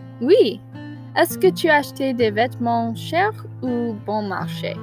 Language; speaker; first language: French; non-native, learner; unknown